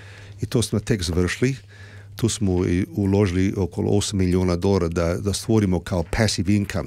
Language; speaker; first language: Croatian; early bilingual, heritage; Serbian